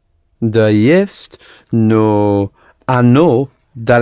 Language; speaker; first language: Russian; non-native, learner; English